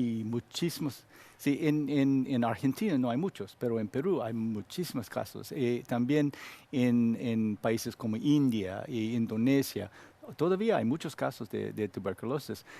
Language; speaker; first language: Spanish; non-native, learner; Korean